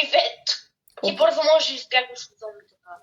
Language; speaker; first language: Bulgarian; native; Bulgarian